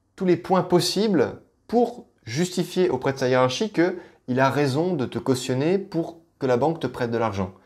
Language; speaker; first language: French; native; French